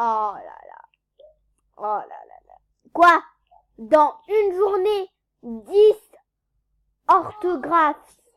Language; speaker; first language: French; native; French